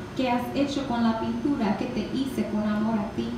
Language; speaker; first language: Spanish; early bilingual, other home language; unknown